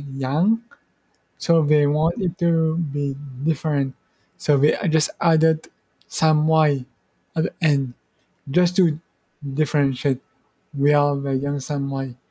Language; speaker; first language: English; non-native, fluent; Morisyen